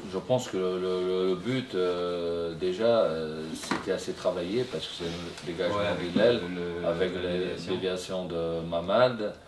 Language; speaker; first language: French; non-native, fluent; Portuguese